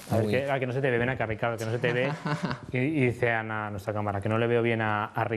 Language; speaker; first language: Spanish; native; Spanish